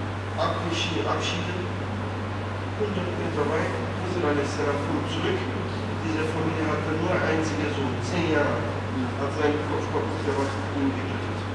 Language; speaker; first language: German; non-native, fluent; Turkish